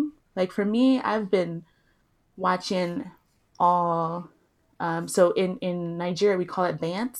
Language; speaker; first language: English; early bilingual, other home language; Yoruba